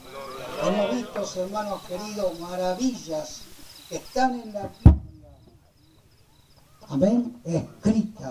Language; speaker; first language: Spanish; native; Spanish